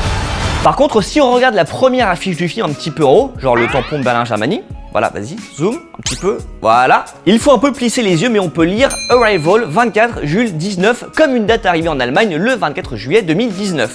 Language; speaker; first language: French; native; French